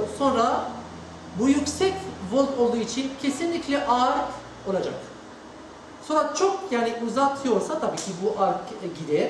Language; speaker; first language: Turkish; non-native, learner; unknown